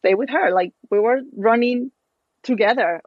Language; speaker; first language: English; non-native, fluent; Spanish